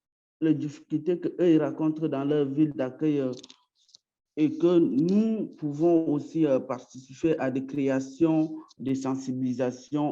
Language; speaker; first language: French; early bilingual, other home language; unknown